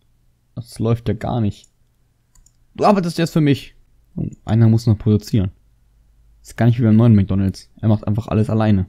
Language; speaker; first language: German; native; German